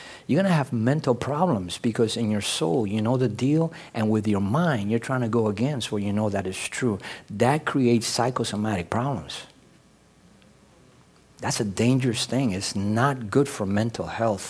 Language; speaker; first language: English; early bilingual, other home language; Spanish